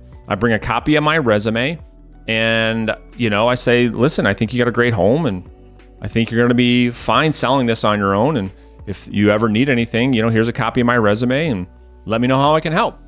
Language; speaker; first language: English; native; English